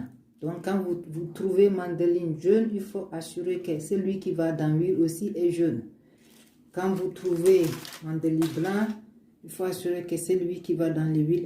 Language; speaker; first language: French; non-native, learner; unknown